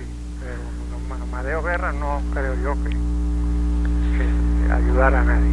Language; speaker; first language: Spanish; native; Spanish